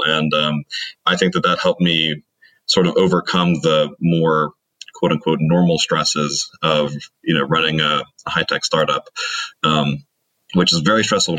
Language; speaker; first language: English; native; English